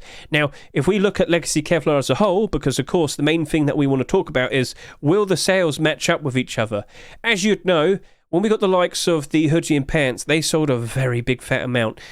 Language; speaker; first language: English; native; English